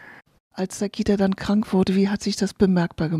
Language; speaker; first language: German; native; German